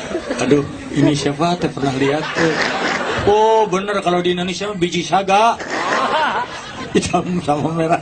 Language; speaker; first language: Indonesian; non-native, local second language; Sundanese